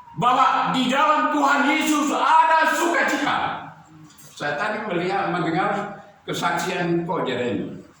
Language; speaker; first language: Indonesian; native; Indonesian